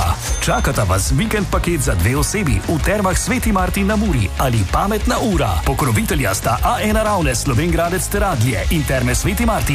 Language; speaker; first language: Slovenian; native; Slovenian